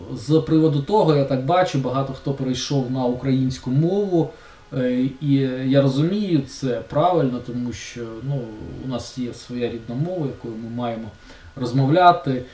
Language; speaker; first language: Ukrainian; non-native, local second language; Russian